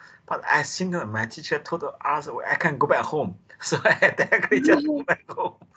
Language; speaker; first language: English; non-native, local second language; Chinese